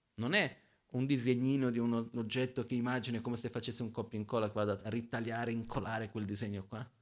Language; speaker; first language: Italian; non-native, fluent; Portuguese